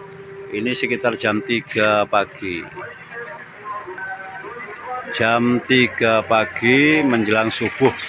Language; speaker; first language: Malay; non-native, local second language; Javanese